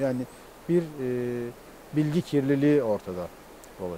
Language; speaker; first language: Turkish; native; Turkish